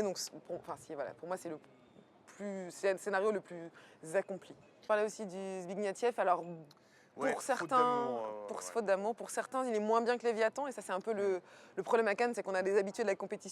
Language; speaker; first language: French; native; French